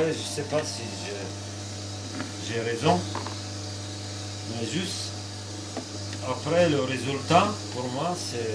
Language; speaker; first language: French; non-native, fluent; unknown